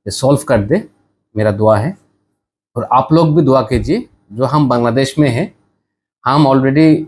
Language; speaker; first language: Hindi; non-native, learner; Bangla